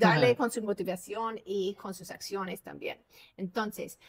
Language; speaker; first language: Spanish; non-native, fluent; English